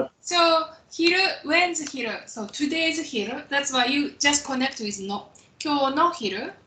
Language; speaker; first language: English; non-native, fluent; Japanese